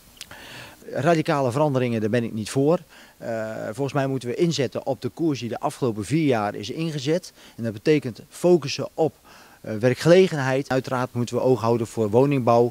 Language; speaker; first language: Dutch; native; Dutch